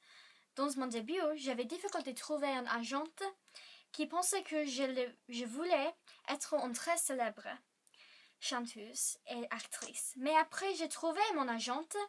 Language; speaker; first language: French; non-native, learner; English